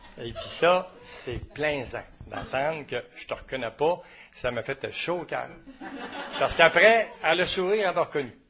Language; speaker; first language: French; native; French